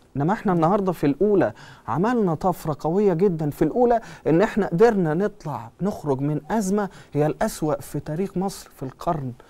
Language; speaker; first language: Arabic; native; Arabic